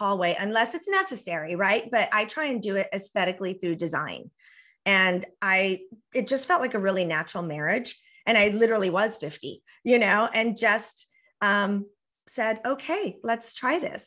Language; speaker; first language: English; early bilingual, other home language; Spanish